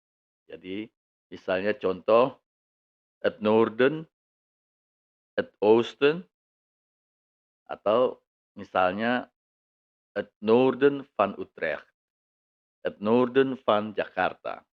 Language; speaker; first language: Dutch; non-native, fluent; Indonesian